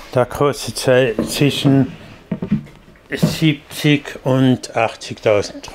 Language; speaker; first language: German; non-native, fluent; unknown